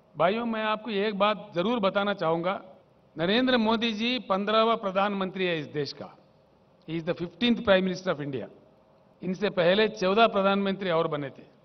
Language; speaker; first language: Hindi; non-native, local second language; Telugu